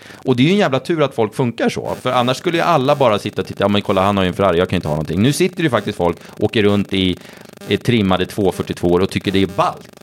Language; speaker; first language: Swedish; native; Swedish